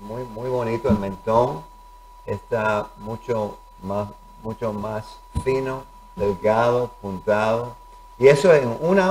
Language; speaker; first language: Spanish; early bilingual, heritage; Spanish